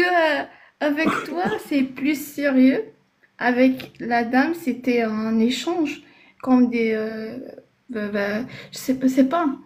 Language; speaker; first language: French; non-native, learner; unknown